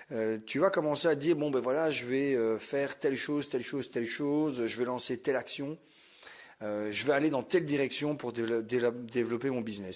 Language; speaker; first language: French; native; French